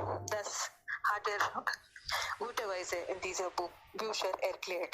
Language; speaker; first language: German; non-native, learner; Hindi